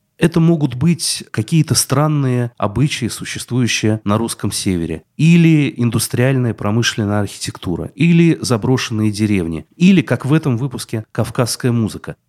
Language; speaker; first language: Russian; native; Russian